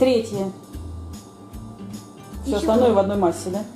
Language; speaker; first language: Russian; native; Russian